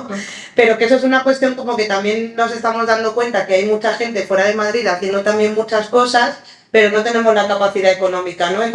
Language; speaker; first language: Spanish; early bilingual, other home language; Arabic